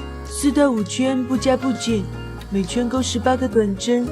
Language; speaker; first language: Chinese; native; Chinese